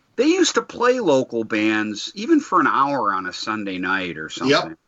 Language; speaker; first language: English; native; English